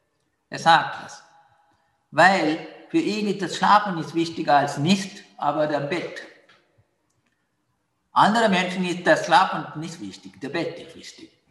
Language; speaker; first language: German; non-native, fluent; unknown